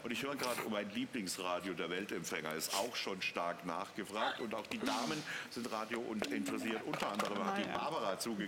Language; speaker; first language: German; native; German